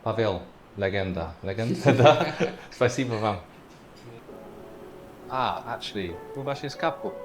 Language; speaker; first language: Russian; non-native, learner; English